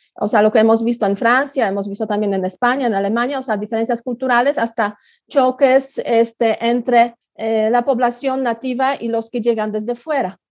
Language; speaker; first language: Spanish; non-native, fluent; Polish